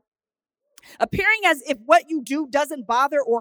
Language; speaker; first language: English; native; English